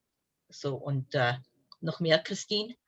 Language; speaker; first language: German; early bilingual, heritage; German